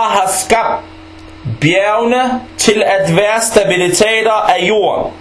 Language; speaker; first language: Danish; non-native, fluent; Arabic